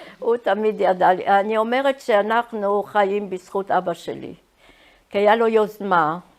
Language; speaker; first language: Hebrew; early bilingual, other home language; Polish